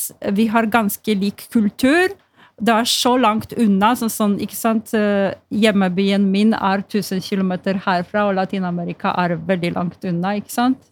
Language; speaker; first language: Norwegian; non-native, fluent; Polish